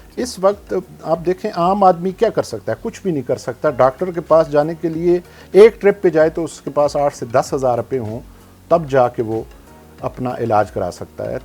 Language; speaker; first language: Urdu; non-native, local second language; Northern Hindko